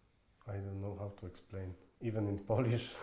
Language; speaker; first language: English; non-native, fluent; Polish